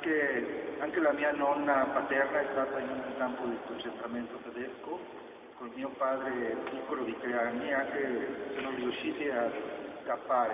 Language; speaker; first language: Italian; non-native, fluent; Spanish